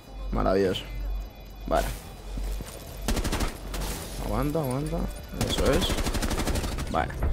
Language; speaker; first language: Spanish; native; Spanish